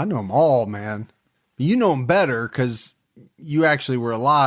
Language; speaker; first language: English; native; English